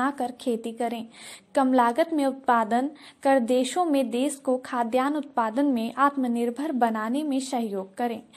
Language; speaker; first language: Hindi; native; Hindi